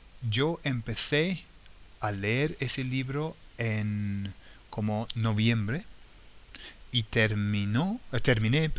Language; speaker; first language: Spanish; non-native, fluent; English